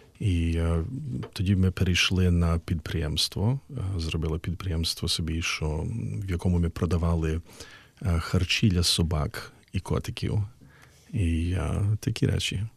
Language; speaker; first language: Ukrainian; early bilingual, heritage; Ukrainian